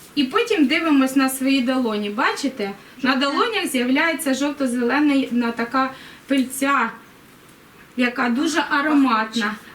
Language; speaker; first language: Ukrainian; native; Ukrainian